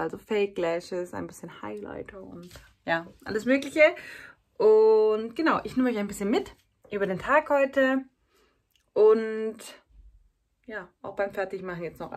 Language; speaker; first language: German; early bilingual, other home language; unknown